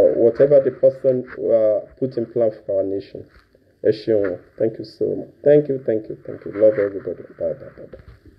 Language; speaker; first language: English; non-native, local second language; Yoruba